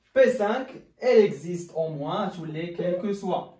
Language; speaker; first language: French; non-native, local second language; Arabic